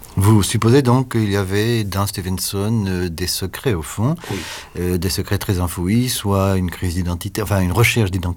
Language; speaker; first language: French; native; French